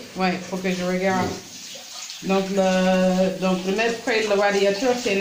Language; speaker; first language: French; non-native, learner; English